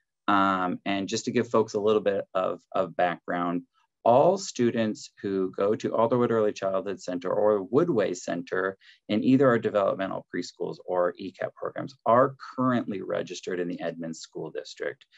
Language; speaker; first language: English; native; English